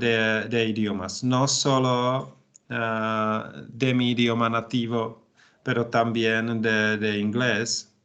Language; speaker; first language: Spanish; non-native, learner; Czech